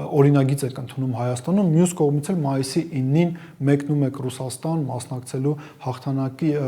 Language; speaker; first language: Armenian; native; Armenian